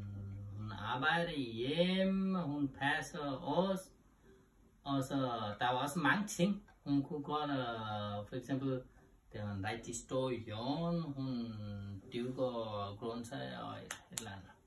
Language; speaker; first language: Danish; non-native, learner; Nepali